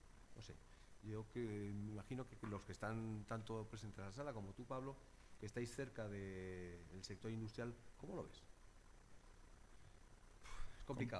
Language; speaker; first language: Spanish; native; Spanish